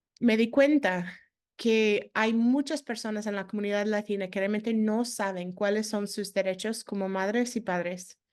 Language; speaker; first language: Spanish; non-native, fluent; English